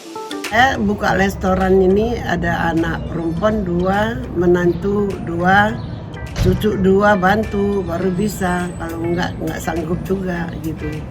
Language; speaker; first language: Indonesian; non-native, local second language; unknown